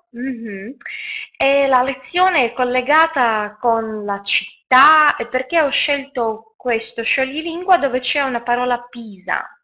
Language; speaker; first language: Italian; non-native, fluent; Russian